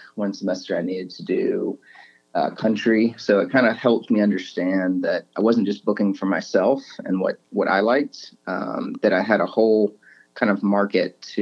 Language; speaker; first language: English; native; English